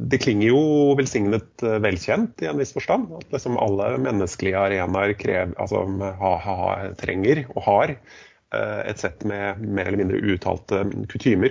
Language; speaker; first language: Norwegian; native; Norwegian